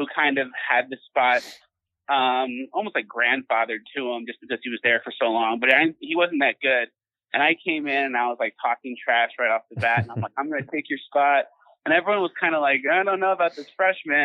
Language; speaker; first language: English; native; English